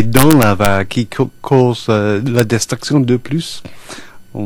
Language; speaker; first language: French; non-native, fluent; English